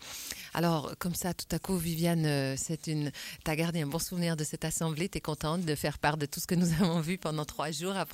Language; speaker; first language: French; native; French